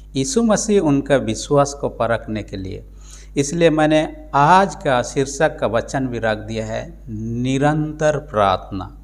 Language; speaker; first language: Hindi; non-native, local second language; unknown